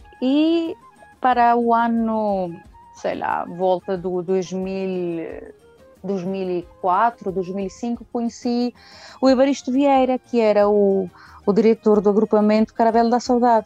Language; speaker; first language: Portuguese; early bilingual, heritage; Portuguese